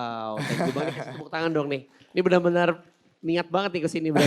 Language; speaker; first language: Indonesian; native; Indonesian